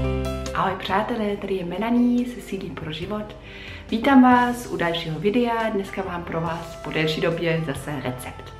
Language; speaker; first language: Czech; non-native, fluent; German